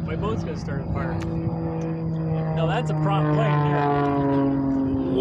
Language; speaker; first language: English; native; English